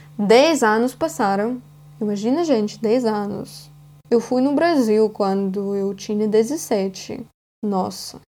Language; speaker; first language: Portuguese; non-native, fluent; Russian